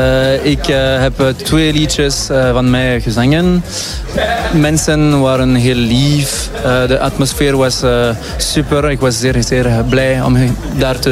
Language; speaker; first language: Dutch; non-native, local second language; French